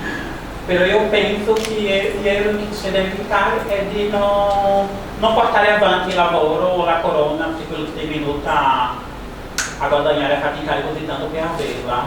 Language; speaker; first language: Italian; non-native, learner; Portuguese